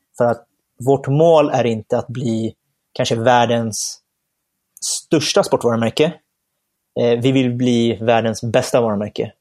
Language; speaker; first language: Swedish; early bilingual, other home language; Bangla